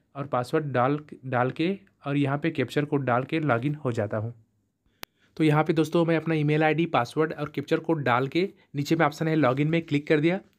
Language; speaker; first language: Hindi; native; Hindi